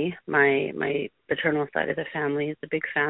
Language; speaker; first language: English; native; English